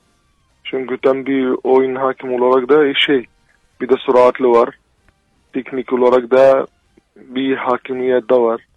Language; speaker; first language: Turkish; non-native, learner; Arabic